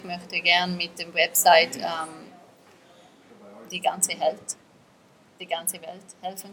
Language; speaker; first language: German; early bilingual, heritage; German